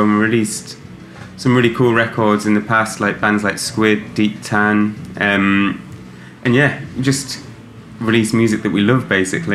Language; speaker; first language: English; native; English